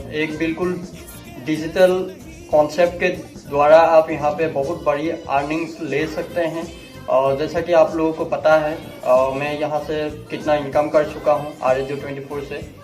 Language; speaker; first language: Hindi; non-native, local second language; Assamese